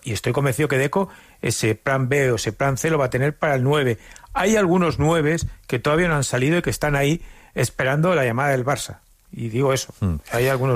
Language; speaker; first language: Spanish; native; Spanish